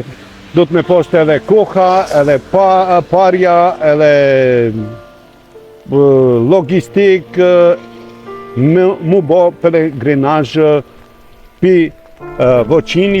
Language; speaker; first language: Albanian; non-native, local second language; Croatian